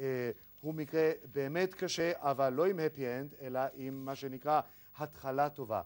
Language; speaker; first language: Hebrew; native; Hebrew